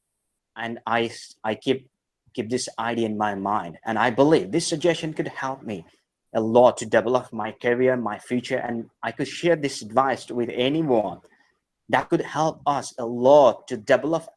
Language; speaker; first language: English; non-native, fluent; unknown